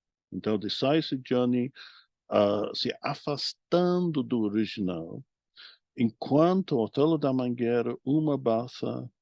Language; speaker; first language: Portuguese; non-native, fluent; English